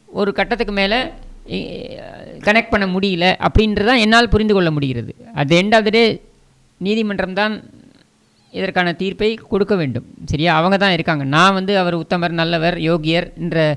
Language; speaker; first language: Tamil; native; Tamil